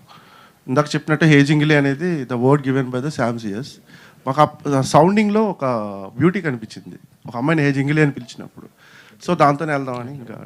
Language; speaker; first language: Telugu; native; Telugu